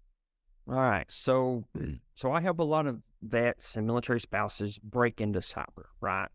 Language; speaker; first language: English; native; English